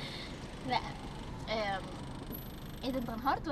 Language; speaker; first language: Arabic; native; Arabic